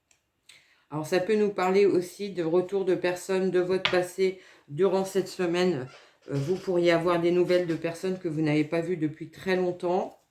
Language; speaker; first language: French; native; French